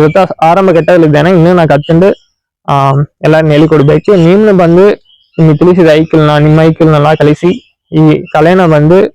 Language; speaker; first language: Tamil; non-native, local second language; Kannada